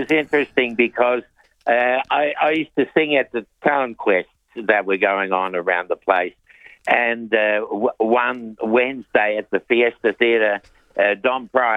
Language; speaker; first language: English; native; English